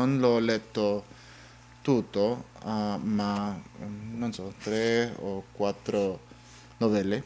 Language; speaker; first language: Italian; non-native, learner; English